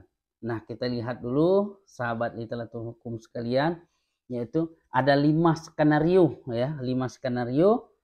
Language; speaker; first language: Indonesian; native; Indonesian